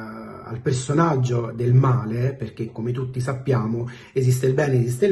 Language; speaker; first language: Italian; native; Italian